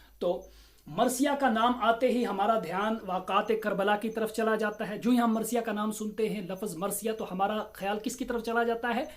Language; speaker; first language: Urdu; non-native, local second language; Kashmiri